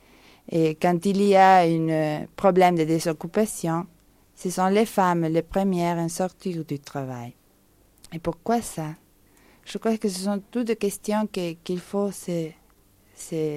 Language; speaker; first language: French; non-native, fluent; Spanish